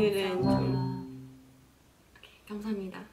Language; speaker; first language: Korean; non-native, learner; Malay